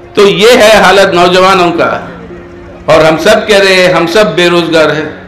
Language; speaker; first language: Hindi; non-native, local second language; Telugu